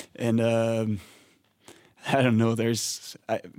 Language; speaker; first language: English; non-native, fluent; French